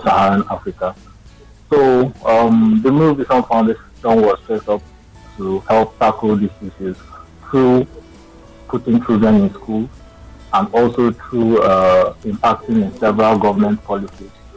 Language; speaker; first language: English; non-native, local second language; Igbo